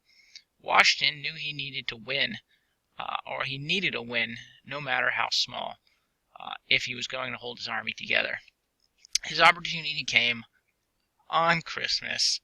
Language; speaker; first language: English; native; English